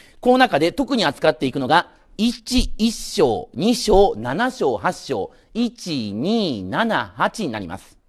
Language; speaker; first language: Japanese; native; Japanese